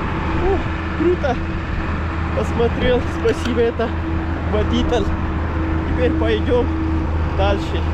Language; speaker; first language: Russian; non-native, learner; Pashto